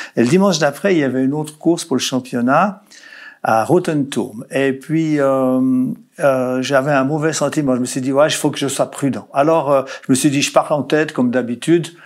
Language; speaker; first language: French; native; French